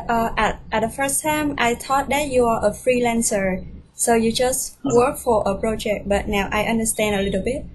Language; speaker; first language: English; non-native, fluent; Vietnamese